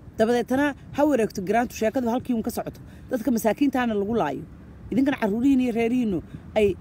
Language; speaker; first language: Somali; native; Somali